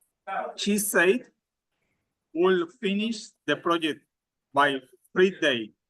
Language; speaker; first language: English; non-native, learner; Spanish